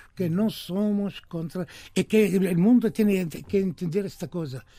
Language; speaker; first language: Portuguese; non-native, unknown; Arabic